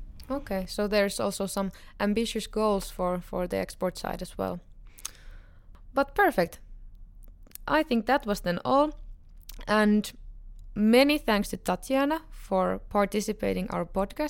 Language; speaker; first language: English; non-native, fluent; Finnish